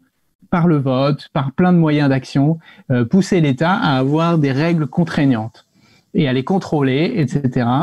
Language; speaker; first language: French; native; French